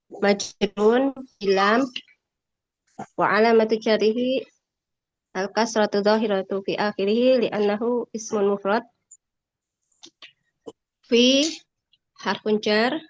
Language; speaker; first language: Arabic; non-native, learner; Indonesian